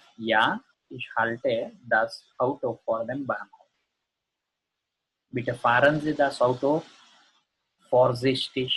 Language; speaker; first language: German; non-native, learner; Gujarati